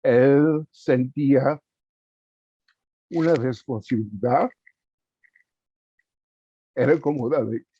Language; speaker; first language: Spanish; early bilingual, heritage; Spanish